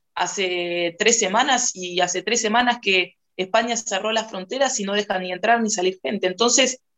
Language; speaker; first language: Spanish; native; Spanish